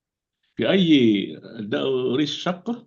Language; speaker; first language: Arabic; non-native, learner; Indonesian